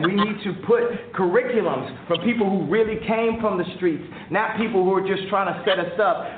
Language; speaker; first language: English; native; English